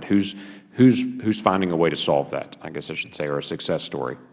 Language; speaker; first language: English; native; English